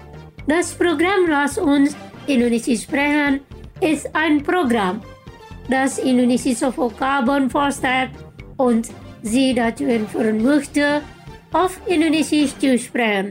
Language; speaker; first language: German; non-native, fluent; Indonesian